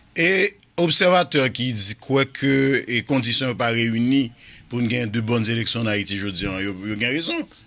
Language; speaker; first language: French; non-native, local second language; Haitian Creole